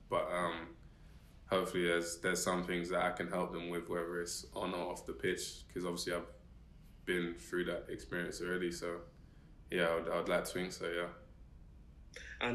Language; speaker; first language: English; native; English